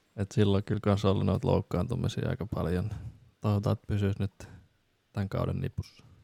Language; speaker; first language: Finnish; native; Finnish